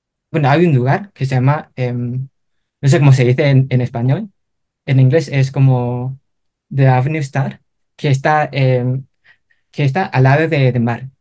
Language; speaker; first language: Spanish; non-native, fluent; Cantonese